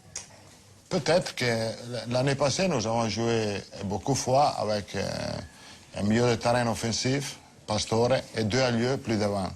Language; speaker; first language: French; non-native, fluent; Italian